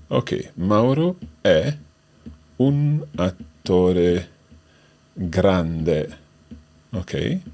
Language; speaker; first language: Italian; non-native, fluent; English